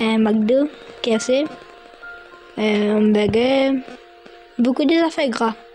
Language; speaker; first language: French; non-native, local second language; Morisyen